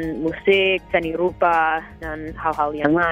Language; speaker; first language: Indonesian; non-native, fluent; English